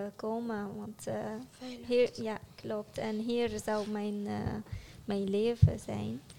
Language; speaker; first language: Dutch; non-native, fluent; Arabic